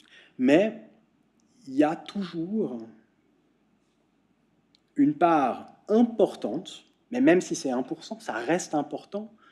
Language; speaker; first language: French; native; French